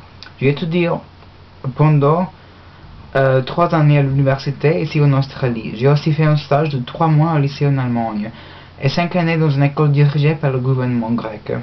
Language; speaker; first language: French; non-native, learner; English